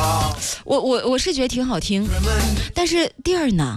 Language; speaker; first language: Chinese; native; Chinese